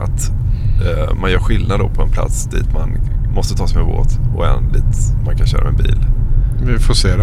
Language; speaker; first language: Swedish; native; Swedish